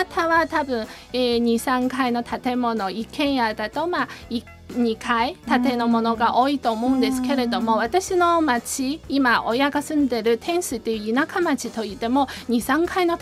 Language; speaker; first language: Japanese; non-native, fluent; Chinese